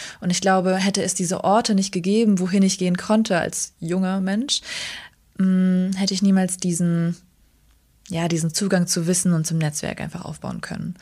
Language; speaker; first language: German; early bilingual, other home language; Kurdish